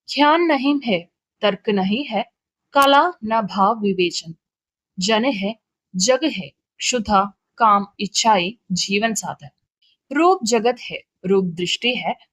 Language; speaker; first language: Hindi; non-native, local second language; Malayalam